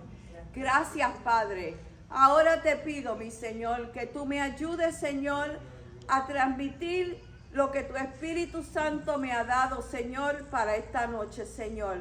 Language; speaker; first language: Spanish; native; Spanish